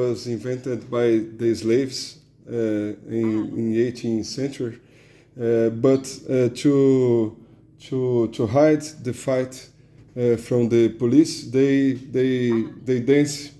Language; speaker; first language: English; non-native, learner; Portuguese